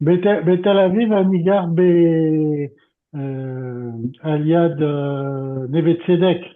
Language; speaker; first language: Hebrew; non-native, learner; French